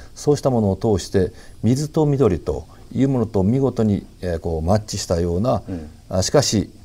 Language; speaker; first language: Japanese; native; Japanese